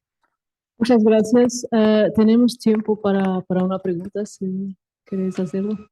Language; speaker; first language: Spanish; non-native, fluent; Portuguese